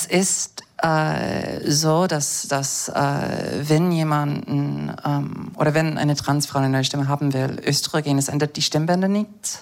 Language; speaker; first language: German; non-native, fluent; English